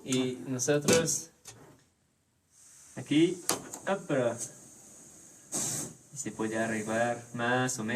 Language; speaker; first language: Spanish; non-native, learner; French